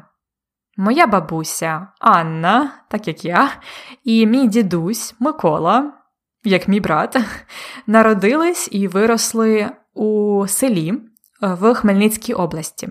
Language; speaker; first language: Ukrainian; native; Ukrainian